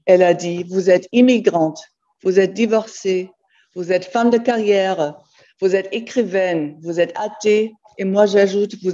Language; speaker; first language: French; non-native, fluent; German